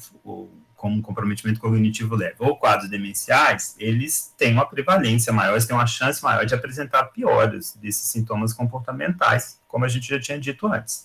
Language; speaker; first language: Portuguese; native; Portuguese